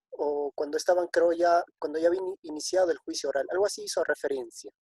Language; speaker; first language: Spanish; native; Spanish